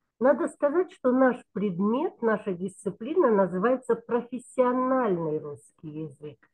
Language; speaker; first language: Russian; non-native, local second language; Kyrgyz